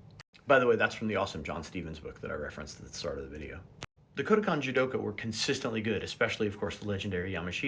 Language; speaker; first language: English; native; English